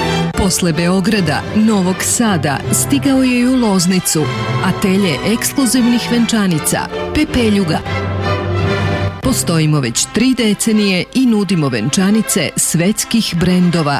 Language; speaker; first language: Serbian; native; Serbian